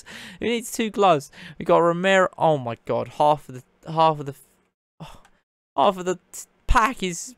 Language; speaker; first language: English; native; English